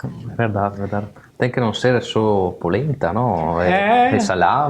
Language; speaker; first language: Portuguese; non-native, learner; Italian